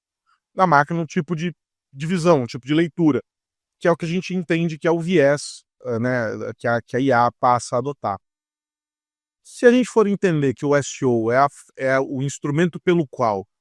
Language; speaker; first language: Portuguese; native; Portuguese